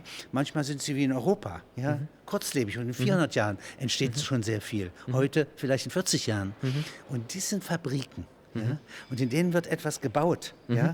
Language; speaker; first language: German; native; German